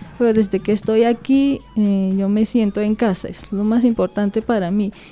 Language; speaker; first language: Spanish; non-native, fluent; Georgian